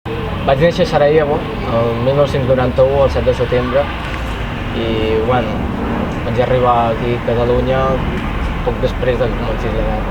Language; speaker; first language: Catalan; early bilingual, other home language; Bosnian